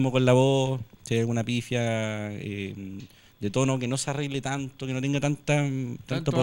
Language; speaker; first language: Spanish; native; Spanish